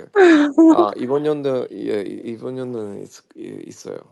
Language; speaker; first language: Korean; early bilingual, heritage; Korean